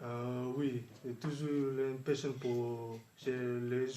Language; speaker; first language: French; non-native, learner; Fijian